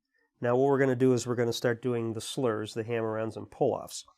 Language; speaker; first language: English; native; English